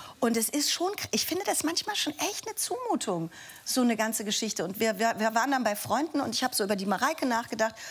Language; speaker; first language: German; native; German